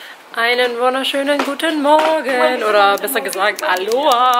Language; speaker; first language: German; native; German